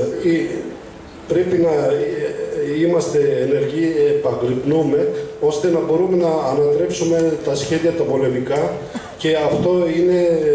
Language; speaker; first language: Greek; non-native, fluent; Arabic